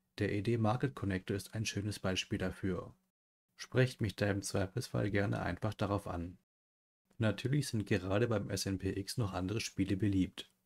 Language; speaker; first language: German; native; German